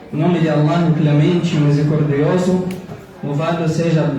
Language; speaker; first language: Portuguese; non-native, fluent; Arabic